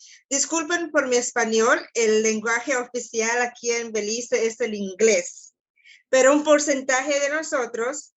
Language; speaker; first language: Spanish; non-native, local second language; English